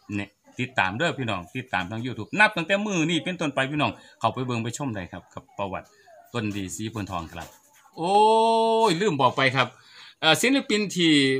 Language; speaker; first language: Thai; native; Thai